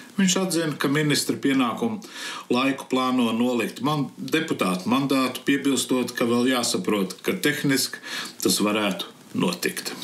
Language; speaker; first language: Latvian; early bilingual, heritage; Latvian